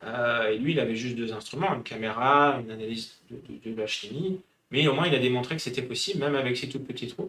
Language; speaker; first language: French; native; French